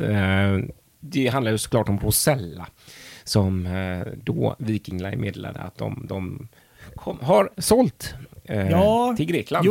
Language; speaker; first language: Swedish; native; Swedish